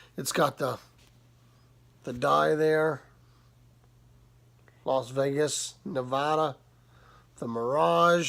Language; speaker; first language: English; native; English